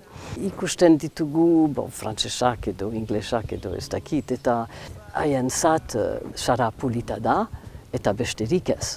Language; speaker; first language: Basque; non-native, local second language; English